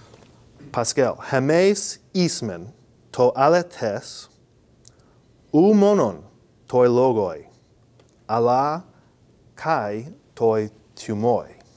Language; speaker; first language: Greek; non-native, fluent; English